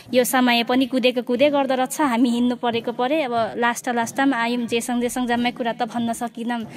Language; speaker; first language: Nepali; non-native, local second language; Limbu